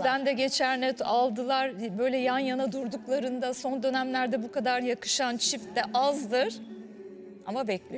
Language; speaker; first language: Turkish; native; Turkish